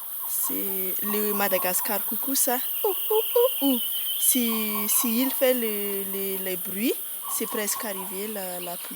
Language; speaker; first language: French; non-native, local second language; Malagasy